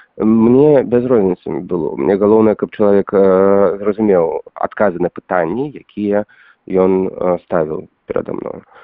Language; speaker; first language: Belarusian; non-native, local second language; Russian